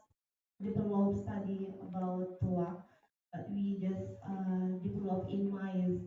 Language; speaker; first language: English; non-native, learner; Indonesian